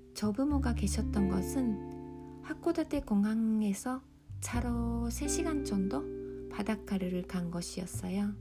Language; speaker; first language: Korean; non-native, fluent; Japanese